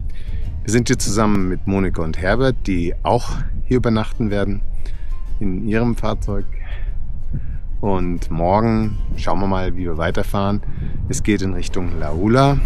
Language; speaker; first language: German; native; German